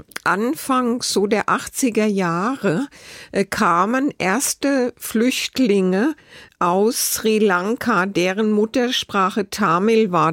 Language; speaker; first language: German; native; German